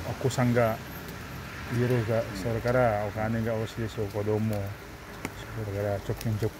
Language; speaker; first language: Japanese; non-native, learner; Indonesian